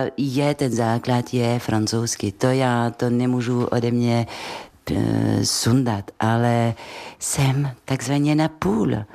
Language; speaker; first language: Czech; non-native, fluent; French